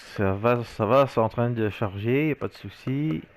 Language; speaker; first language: French; native; French